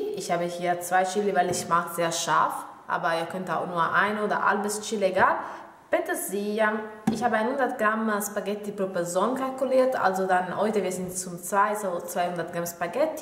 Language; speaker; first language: German; non-native, learner; Italian